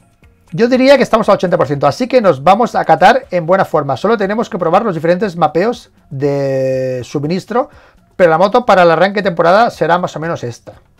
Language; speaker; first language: Spanish; native; Spanish